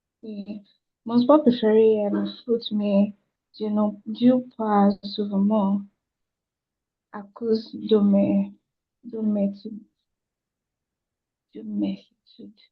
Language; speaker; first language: French; non-native, learner; Yoruba